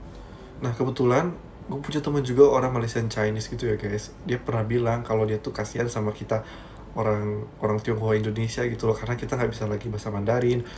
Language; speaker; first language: Indonesian; native; Indonesian